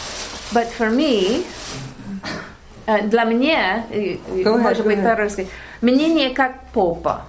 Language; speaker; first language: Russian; non-native, learner; English